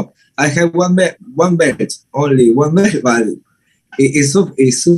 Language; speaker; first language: English; non-native, learner; Spanish